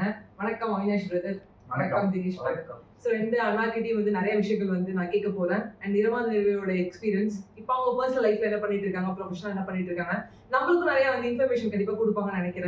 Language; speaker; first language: Tamil; native; Tamil